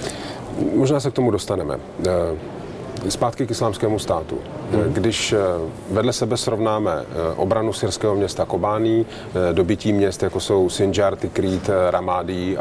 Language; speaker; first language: Czech; native; Czech